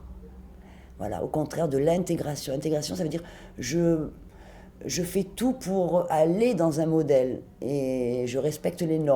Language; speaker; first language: French; native; French